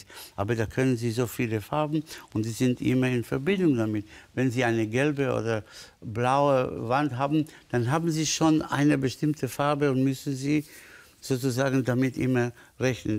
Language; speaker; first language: German; non-native, fluent; Spanish